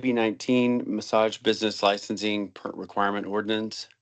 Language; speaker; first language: English; native; English